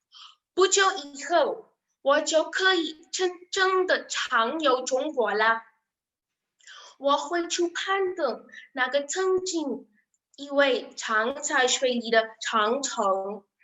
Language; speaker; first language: Chinese; non-native, learner; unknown